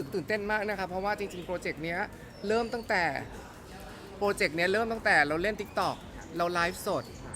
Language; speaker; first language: Thai; native; Thai